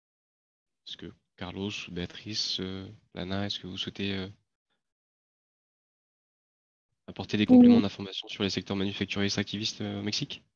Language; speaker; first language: French; native; French